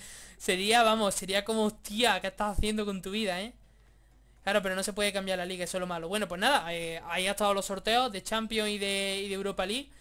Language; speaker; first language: Spanish; native; Spanish